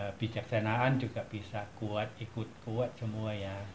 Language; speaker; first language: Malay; non-native, learner; Thai